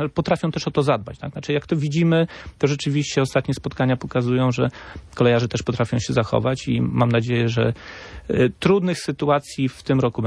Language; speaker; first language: Polish; native; Polish